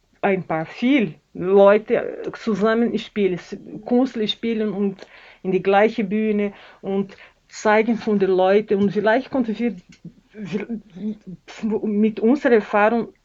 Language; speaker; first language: German; non-native, learner; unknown